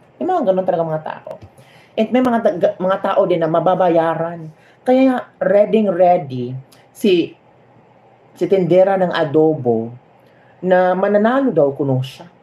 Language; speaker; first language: Filipino; non-native, local second language; Hiligaynon